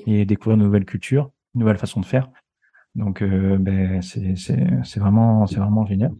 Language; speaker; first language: French; native; French